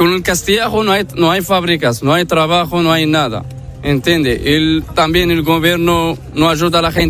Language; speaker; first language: Spanish; non-native, learner; Arabic